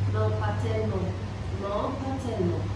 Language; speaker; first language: French; non-native, local second language; Arabic